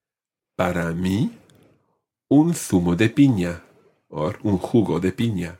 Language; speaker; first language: Spanish; non-native, fluent; English